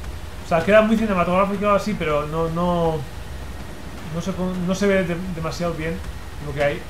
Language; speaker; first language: Spanish; native; Spanish